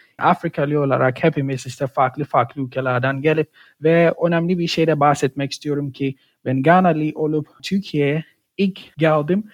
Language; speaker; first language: Turkish; non-native, fluent; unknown